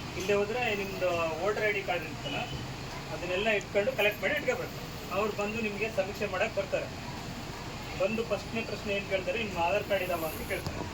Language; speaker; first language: Kannada; non-native, local second language; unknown